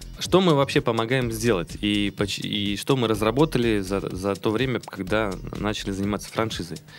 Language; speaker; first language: Russian; native; Russian